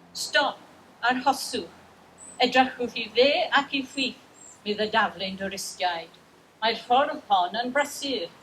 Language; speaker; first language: Welsh; non-native, learner; English